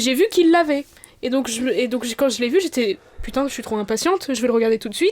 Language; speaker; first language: French; native; French